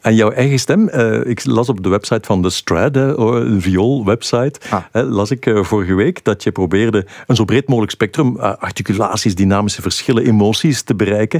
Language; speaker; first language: Dutch; native; Dutch